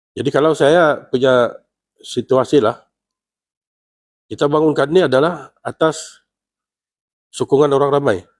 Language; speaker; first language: Malay; non-native, local second language; Central Dusun